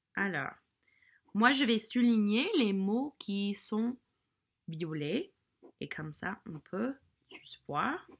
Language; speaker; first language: French; non-native, fluent; English